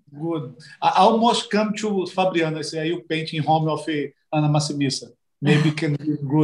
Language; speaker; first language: English; non-native, learner; Portuguese